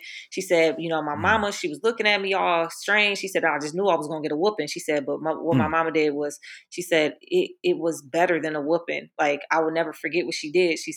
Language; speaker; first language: English; native; English